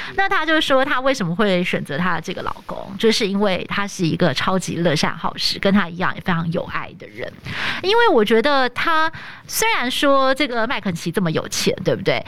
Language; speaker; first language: Chinese; native; Chinese